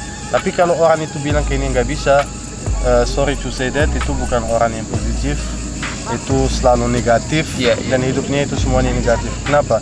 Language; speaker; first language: Indonesian; non-native, fluent; Arabic